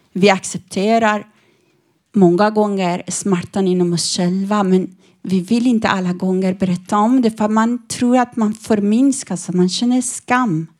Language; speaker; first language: Swedish; non-native, fluent; Persian